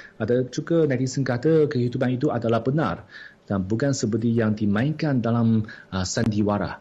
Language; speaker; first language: Malay; non-native, fluent; Chinese